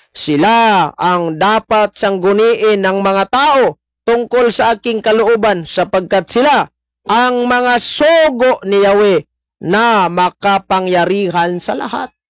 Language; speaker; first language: Filipino; non-native, local second language; Cebuano